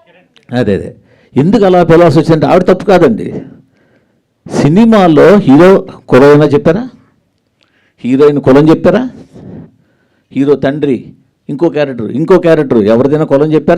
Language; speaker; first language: Telugu; native; Telugu